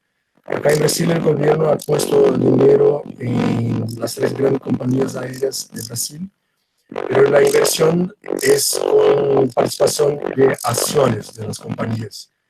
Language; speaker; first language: Spanish; non-native, fluent; Portuguese